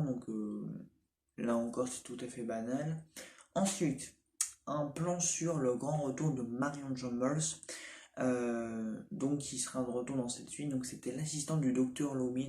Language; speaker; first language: French; native; French